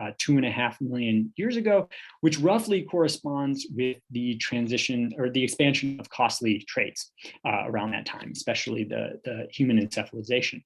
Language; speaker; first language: English; native; English